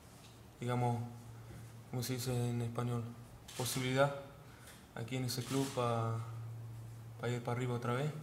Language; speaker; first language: Spanish; early bilingual, heritage; Spanish